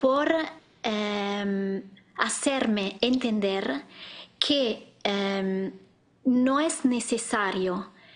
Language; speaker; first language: Spanish; non-native, learner; Italian